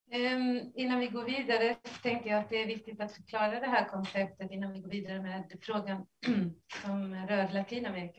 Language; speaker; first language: Swedish; non-native, fluent; Spanish